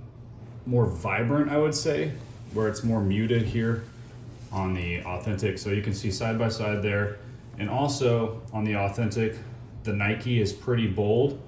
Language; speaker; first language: English; native; English